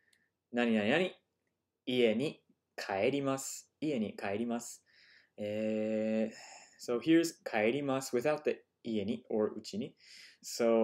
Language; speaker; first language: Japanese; non-native, fluent; English